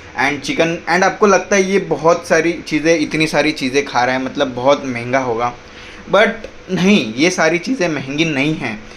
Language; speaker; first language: Hindi; non-native, local second language; Marathi